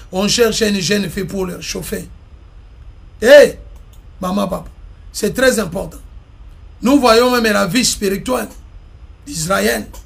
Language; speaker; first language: French; non-native, local second language; Lingala